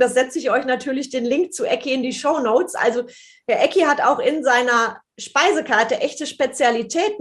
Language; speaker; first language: German; native; German